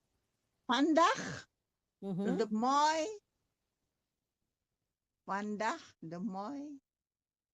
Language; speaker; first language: Dutch; non-native, learner; Indonesian